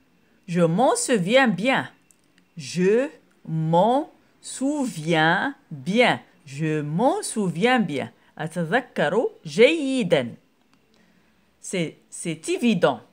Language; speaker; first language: French; non-native, local second language; Arabic